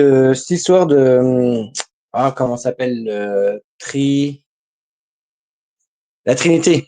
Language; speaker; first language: French; native; French